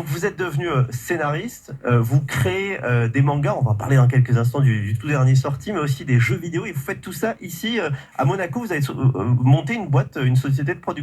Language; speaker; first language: French; native; French